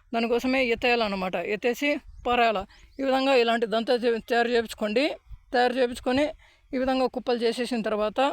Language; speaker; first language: Telugu; non-native, local second language; Urdu